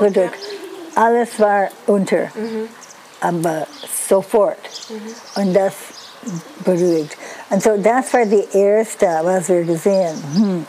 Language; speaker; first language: German; non-native, learner; English